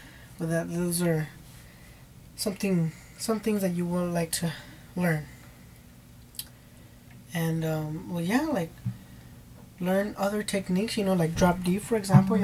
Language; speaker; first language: English; early bilingual, other home language; Spanish